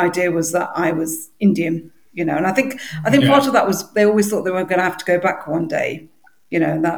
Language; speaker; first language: English; native; English